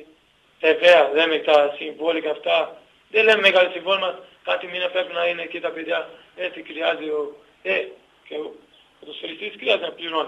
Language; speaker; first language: Greek; non-native, learner; Portuguese